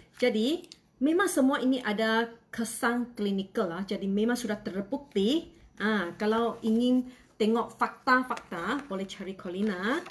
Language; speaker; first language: Malay; non-native, local second language; Chinese